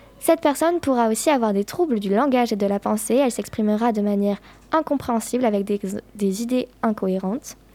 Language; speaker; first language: French; native; French